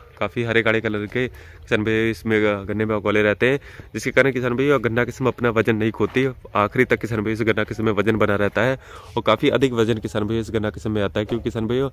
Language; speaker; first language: Hindi; non-native, local second language; Punjabi